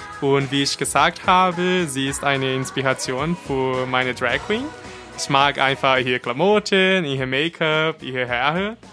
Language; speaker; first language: German; non-native, fluent; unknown